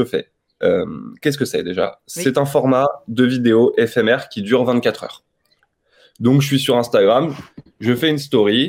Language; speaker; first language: French; native; French